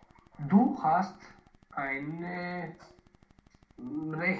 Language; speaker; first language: German; non-native, learner; Romanian